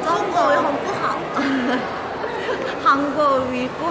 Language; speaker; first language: Chinese; non-native, learner; Korean